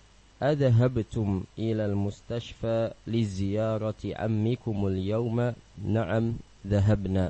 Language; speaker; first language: Arabic; non-native, fluent; Indonesian